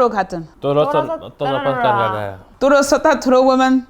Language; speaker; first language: Korean; non-native, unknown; French